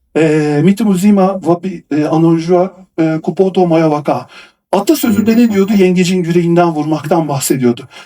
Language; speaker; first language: Turkish; native; Turkish